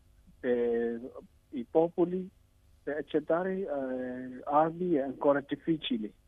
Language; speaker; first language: Italian; non-native, learner; Burmese